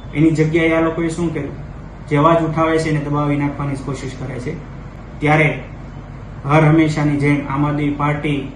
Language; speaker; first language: Gujarati; native; Gujarati